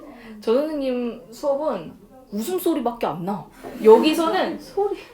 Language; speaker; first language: Korean; native; Korean